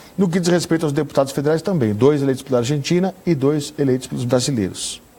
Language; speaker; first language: Portuguese; native; Portuguese